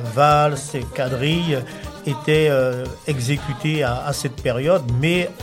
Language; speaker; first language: French; native; French